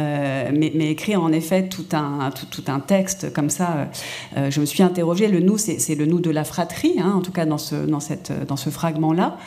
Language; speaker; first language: French; native; French